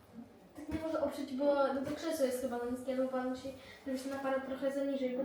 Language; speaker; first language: Polish; early bilingual, other home language; Russian